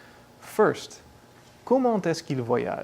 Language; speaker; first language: French; non-native, fluent; English